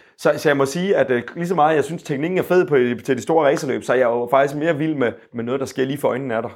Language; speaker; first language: Danish; native; Danish